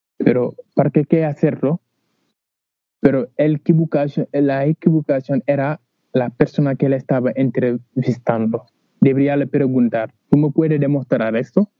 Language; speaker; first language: Spanish; non-native, learner; Wolof